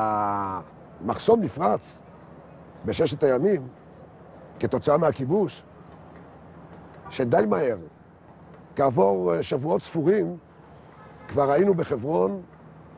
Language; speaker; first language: Hebrew; native; Hebrew